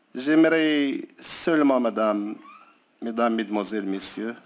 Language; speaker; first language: French; non-native, local second language; Arabic